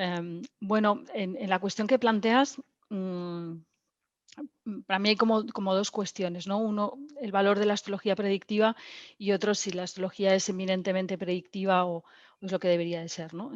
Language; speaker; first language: Spanish; native; Spanish